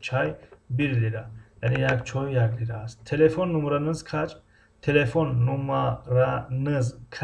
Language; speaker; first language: Turkish; non-native, fluent; Tajik